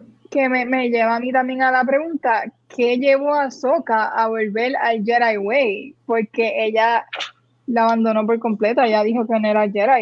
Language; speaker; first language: Spanish; native; Spanish